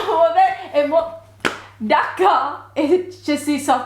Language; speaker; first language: French; non-native, learner; Thai